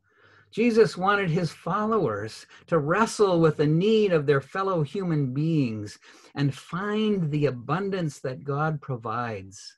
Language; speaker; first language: English; native; English